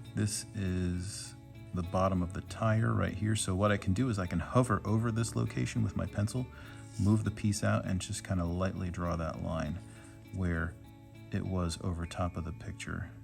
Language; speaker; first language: English; native; English